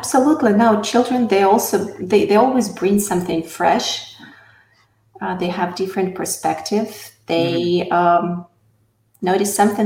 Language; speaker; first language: English; non-native, fluent; Russian